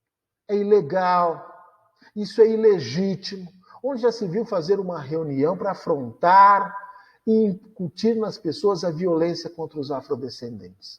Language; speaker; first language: Portuguese; native; Portuguese